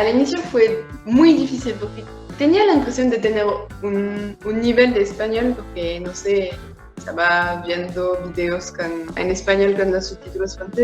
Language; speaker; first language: Spanish; non-native, fluent; French